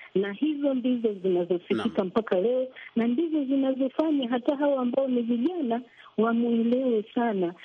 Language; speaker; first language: Swahili; native; Swahili